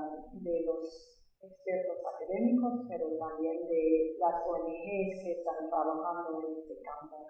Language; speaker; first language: Spanish; non-native, fluent; English